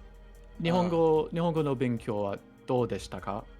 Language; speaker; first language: Japanese; non-native, learner; English